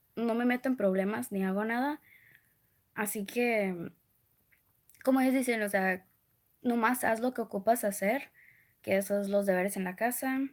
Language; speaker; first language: Spanish; early bilingual, other home language; English